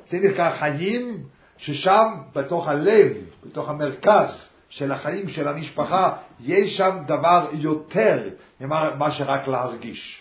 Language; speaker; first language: Hebrew; non-native, fluent; English